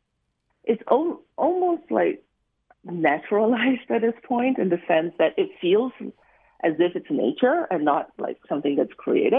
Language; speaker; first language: English; native; English